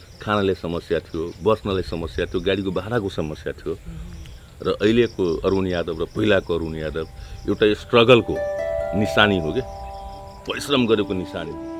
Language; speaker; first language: Nepali; non-native, local second language; Maithili